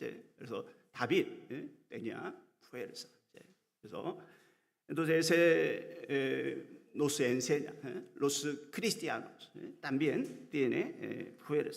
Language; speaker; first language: Spanish; non-native, learner; Korean